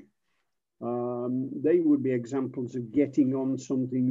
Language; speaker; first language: English; native; English